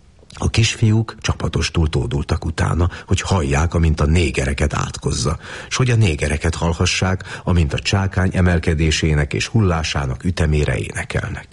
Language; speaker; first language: Hungarian; native; Hungarian